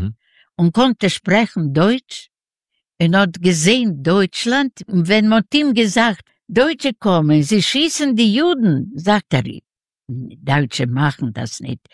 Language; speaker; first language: German; non-native, learner; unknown